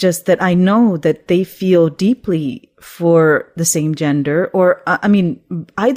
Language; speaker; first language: English; non-native, local second language; Urdu